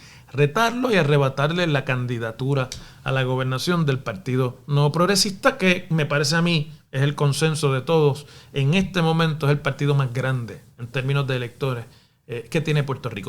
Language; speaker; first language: Spanish; native; Spanish